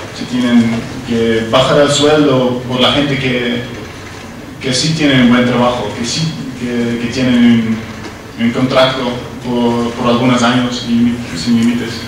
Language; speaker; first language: Spanish; non-native, learner; Dutch